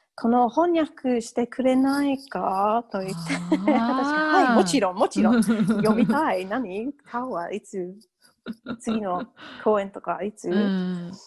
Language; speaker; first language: Japanese; non-native, learner; English